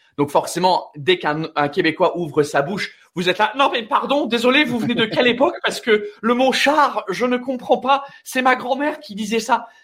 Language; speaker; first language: French; non-native, fluent; English